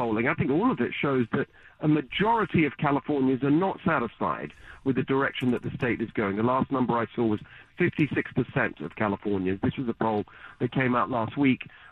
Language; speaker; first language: English; native; English